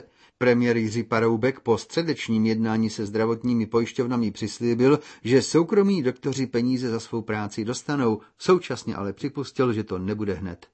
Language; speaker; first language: Czech; native; Czech